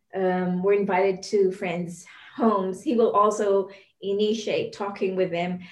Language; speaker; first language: English; non-native, local second language; Filipino